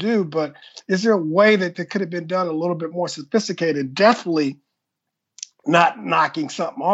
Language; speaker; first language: English; native; English